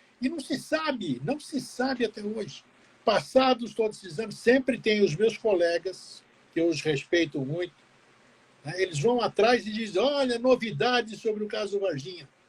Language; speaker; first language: Portuguese; early bilingual, other home language; Greek